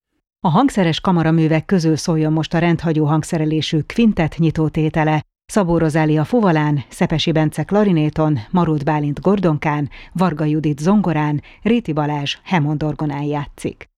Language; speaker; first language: Hungarian; native; Hungarian